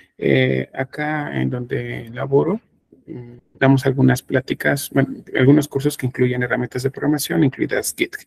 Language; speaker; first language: Spanish; native; Spanish